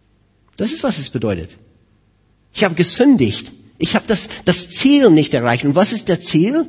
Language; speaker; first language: German; non-native, fluent; English